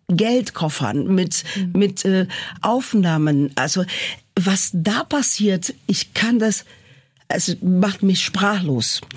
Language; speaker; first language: German; non-native, fluent; Portuguese